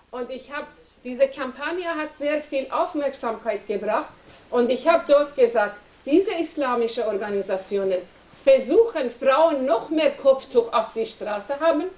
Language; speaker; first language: German; non-native, learner; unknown